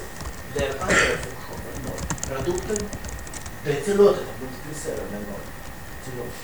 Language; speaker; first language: Swedish; non-native, fluent; Russian